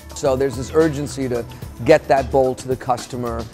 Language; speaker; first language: English; native; English